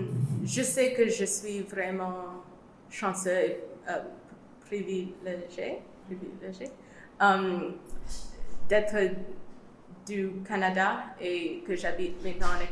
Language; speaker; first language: French; non-native, learner; English